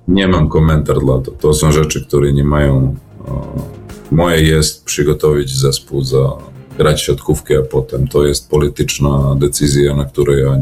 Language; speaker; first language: Polish; non-native, fluent; Serbian